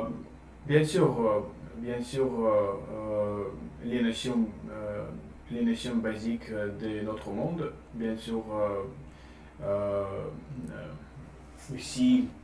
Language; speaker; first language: French; non-native, learner; Russian